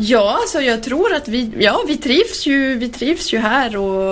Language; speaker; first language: Swedish; early bilingual, heritage; Swedish